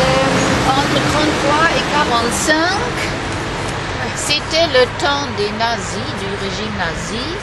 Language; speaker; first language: French; non-native, fluent; German